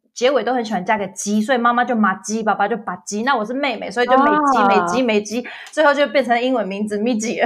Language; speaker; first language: Chinese; early bilingual, other home language; English